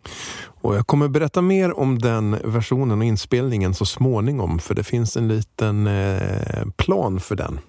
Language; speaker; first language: Swedish; native; Swedish